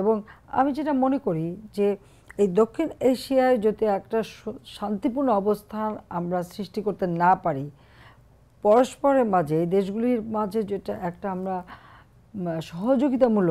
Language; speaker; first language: Bangla; native; Bangla